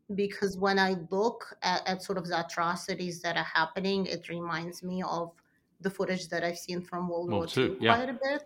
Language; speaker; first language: English; early bilingual, other home language; Russian